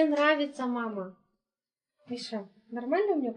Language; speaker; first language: Russian; native; Russian